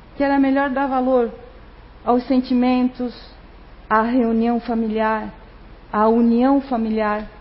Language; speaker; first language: Portuguese; non-native, fluent; Spanish